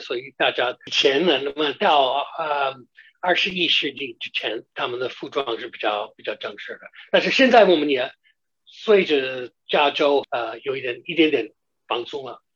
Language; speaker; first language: Chinese; non-native, fluent; English